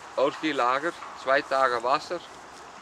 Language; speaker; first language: German; non-native, learner; Dutch